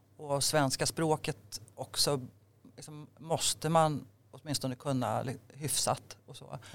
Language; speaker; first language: Swedish; native; Swedish